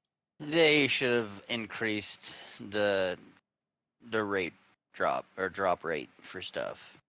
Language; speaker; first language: English; native; English